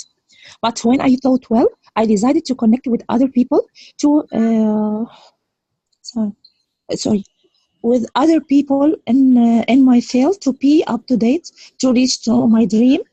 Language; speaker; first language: English; non-native, learner; Arabic